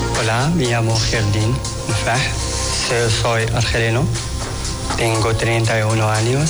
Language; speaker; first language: Spanish; non-native, learner; Arabic